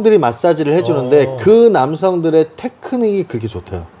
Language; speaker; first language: Korean; native; Korean